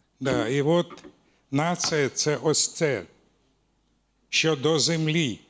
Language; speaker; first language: Ukrainian; non-native, local second language; Russian